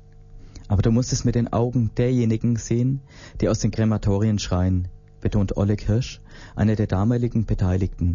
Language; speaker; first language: German; native; German